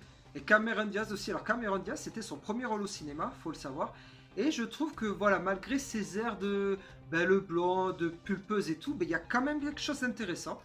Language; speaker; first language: French; native; French